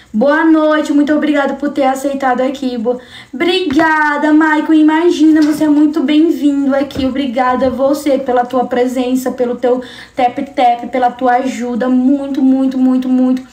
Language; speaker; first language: Portuguese; native; Portuguese